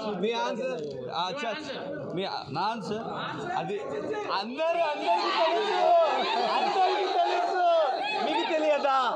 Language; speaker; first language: Telugu; non-native, learner; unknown